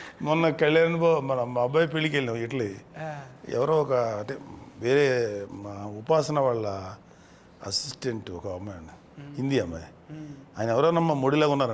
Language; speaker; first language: Telugu; native; Telugu